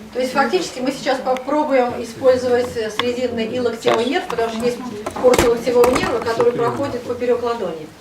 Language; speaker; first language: Russian; native; Russian